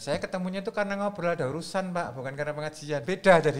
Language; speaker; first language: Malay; non-native, local second language; Javanese